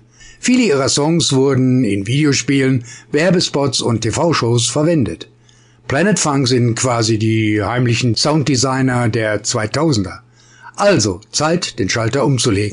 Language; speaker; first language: German; native; German